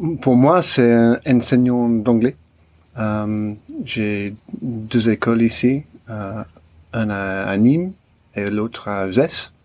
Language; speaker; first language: French; non-native, learner; English